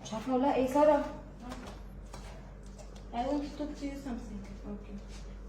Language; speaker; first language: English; non-native, learner; Arabic